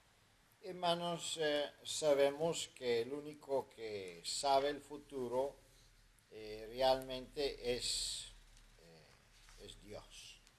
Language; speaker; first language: Spanish; non-native, fluent; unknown